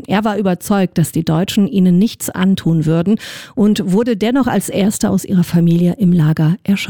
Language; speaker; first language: German; native; German